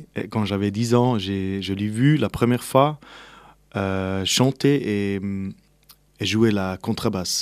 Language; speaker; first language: French; non-native, local second language; Swiss German